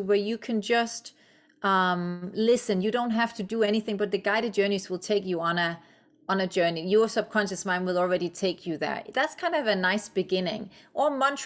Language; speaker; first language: English; non-native, fluent; Danish